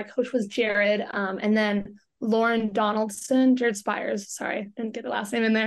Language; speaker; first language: English; native; English